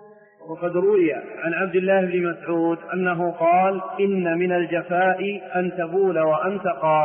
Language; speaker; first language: Arabic; native; Arabic